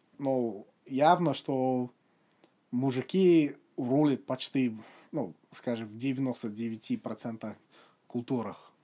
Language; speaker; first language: Russian; non-native, fluent; English